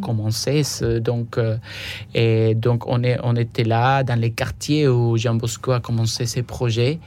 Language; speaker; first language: French; non-native, fluent; Spanish